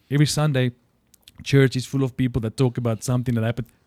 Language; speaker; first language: English; non-native, local second language; Afrikaans